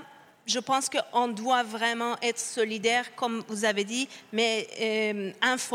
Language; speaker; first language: French; non-native, fluent; Persian